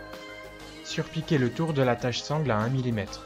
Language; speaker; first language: French; native; French